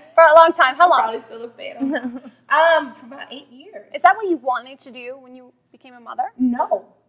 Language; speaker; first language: English; native; English